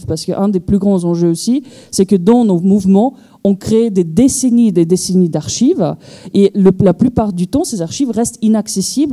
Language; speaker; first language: French; native; French